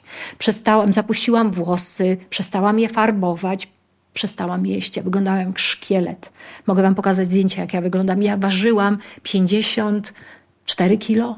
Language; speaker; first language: Polish; native; Polish